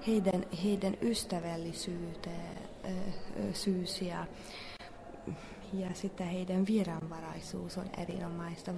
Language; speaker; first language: Finnish; non-native, fluent; Hungarian